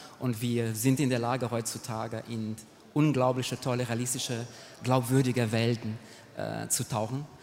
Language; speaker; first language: German; non-native, fluent; Portuguese